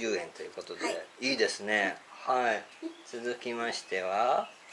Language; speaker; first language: Japanese; native; Japanese